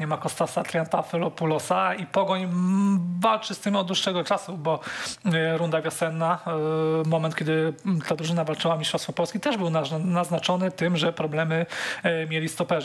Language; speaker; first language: Polish; native; Polish